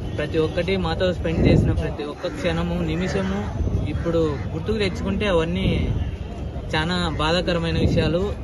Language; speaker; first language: Telugu; native; Telugu